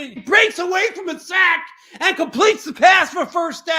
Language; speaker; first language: English; native; English